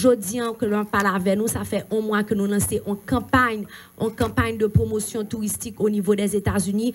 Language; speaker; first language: French; non-native, local second language; Haitian Creole